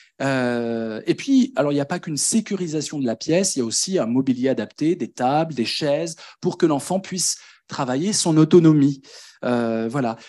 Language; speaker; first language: French; native; French